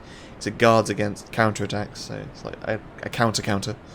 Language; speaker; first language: English; native; English